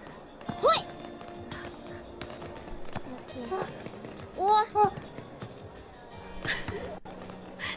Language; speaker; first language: Japanese; non-native, learner; Indonesian